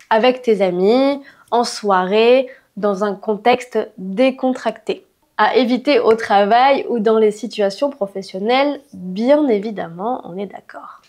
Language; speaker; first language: French; native; French